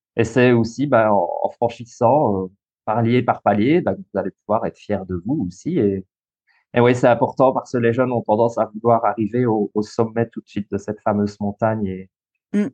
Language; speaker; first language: French; native; French